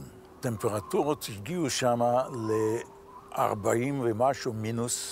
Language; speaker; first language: Hebrew; non-native, fluent; Yiddish